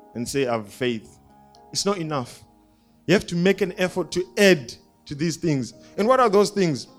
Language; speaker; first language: English; non-native, local second language; Shona